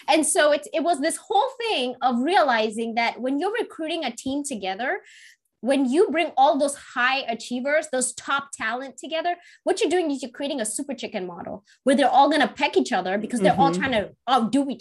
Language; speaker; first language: English; non-native, local second language; Kikuyu